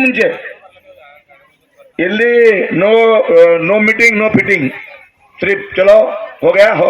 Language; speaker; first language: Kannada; non-native, local second language; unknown